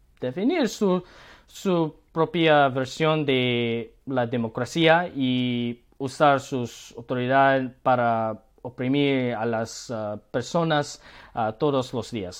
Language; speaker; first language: Spanish; non-native, learner; Korean